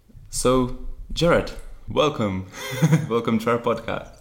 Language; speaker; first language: English; non-native, fluent; Czech